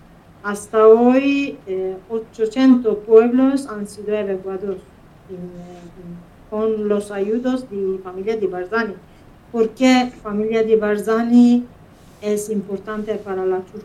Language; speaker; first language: Spanish; non-native, fluent; Kurdish